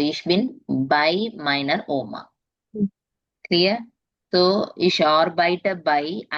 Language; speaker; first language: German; non-native, learner; Tamil